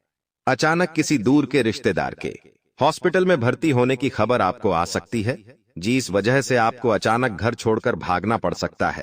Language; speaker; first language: Hindi; native; Hindi